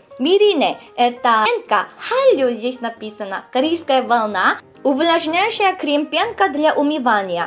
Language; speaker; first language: Russian; non-native, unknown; Korean